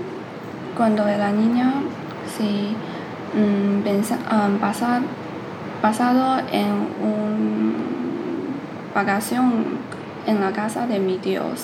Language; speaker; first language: Spanish; non-native, learner; Chinese